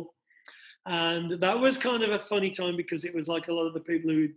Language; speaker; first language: English; native; English